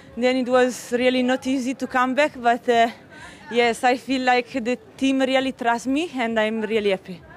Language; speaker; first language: English; non-native, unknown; Italian